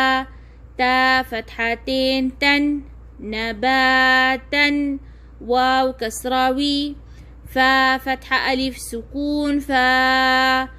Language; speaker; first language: Arabic; non-native, fluent; Oromo